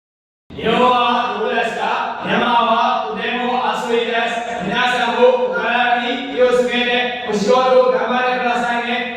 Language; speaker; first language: Japanese; non-native, learner; Burmese